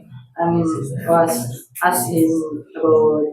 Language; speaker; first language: English; non-native, learner; Indonesian